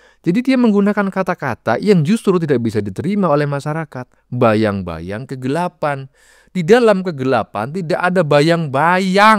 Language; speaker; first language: Indonesian; native; Indonesian